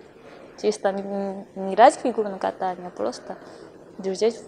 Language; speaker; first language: Russian; non-native, fluent; Japanese